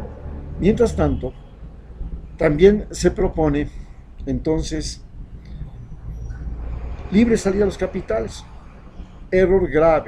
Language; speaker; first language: Spanish; native; Spanish